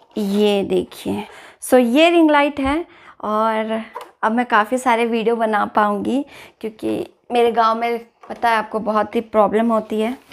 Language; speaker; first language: Hindi; native; Hindi